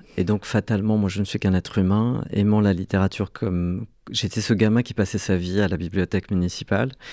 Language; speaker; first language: French; early bilingual, other home language; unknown